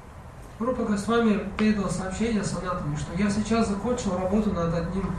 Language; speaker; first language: Russian; native; Russian